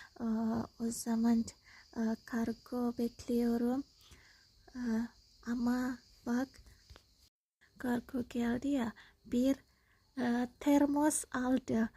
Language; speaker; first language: Turkish; non-native, learner; Indonesian